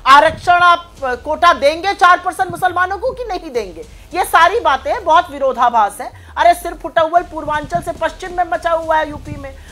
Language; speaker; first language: Hindi; native; Hindi